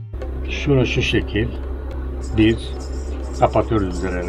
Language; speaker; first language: Turkish; native; Turkish